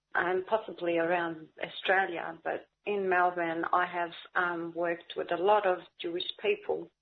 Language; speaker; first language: English; native; English